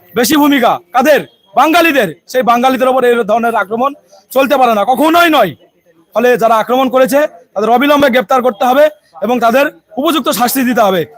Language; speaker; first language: Bangla; native; Bangla